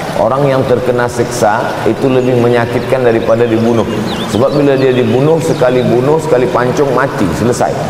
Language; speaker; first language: Malay; native; Malay